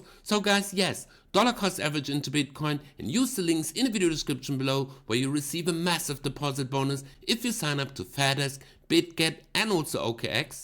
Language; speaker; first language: English; non-native, fluent; German